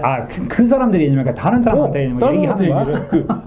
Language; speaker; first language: Korean; non-native, learner; English